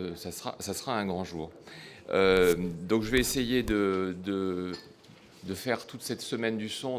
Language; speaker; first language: French; native; French